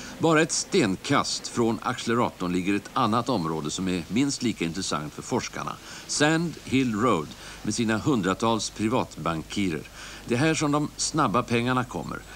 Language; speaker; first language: Swedish; native; Swedish